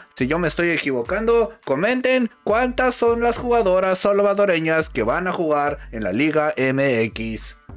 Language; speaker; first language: Spanish; native; Spanish